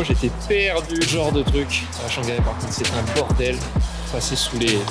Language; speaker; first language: French; native; French